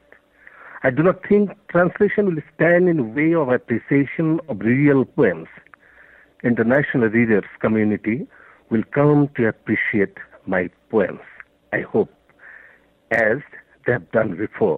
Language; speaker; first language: English; non-native, local second language; Bangla